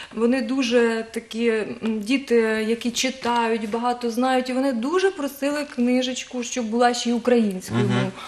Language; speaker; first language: Ukrainian; native; Ukrainian